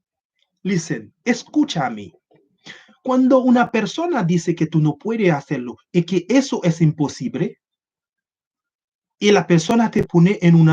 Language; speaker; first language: Spanish; non-native, learner; Haitian Creole